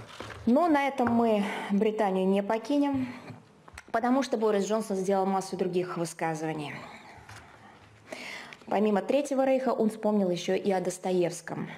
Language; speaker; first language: Russian; native; Russian